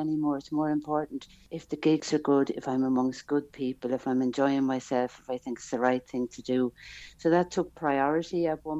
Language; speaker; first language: English; native; English